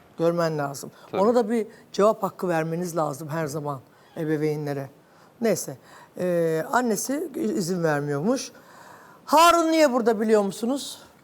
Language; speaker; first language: Turkish; native; Turkish